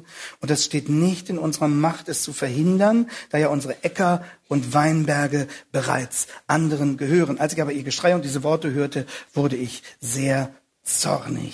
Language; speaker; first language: German; native; German